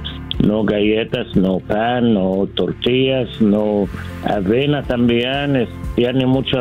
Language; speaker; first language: Spanish; non-native, learner; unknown